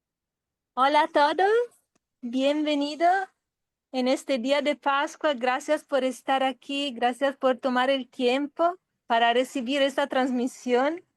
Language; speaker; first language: Spanish; non-native, fluent; Italian